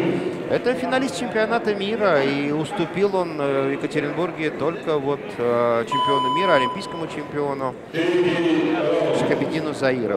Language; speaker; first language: Russian; native; Russian